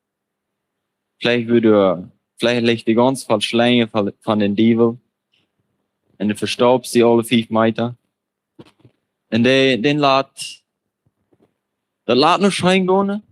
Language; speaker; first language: German; non-native, local second language; Plautdietsch